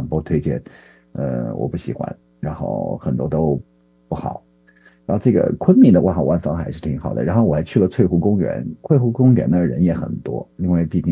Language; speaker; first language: Chinese; native; Chinese